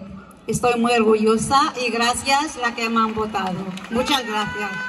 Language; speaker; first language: Spanish; non-native, fluent; Arabic